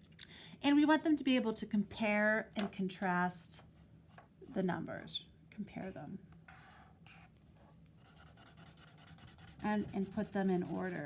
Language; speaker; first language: English; native; English